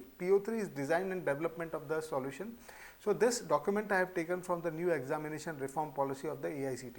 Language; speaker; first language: English; non-native, local second language; Hindi